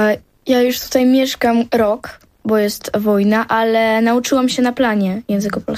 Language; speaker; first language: Polish; non-native, learner; Ukrainian